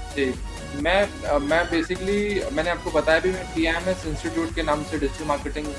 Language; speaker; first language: Hindi; native; Hindi